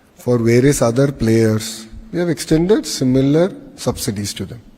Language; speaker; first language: English; non-native, local second language; Telugu